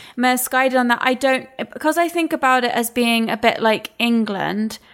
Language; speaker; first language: English; native; English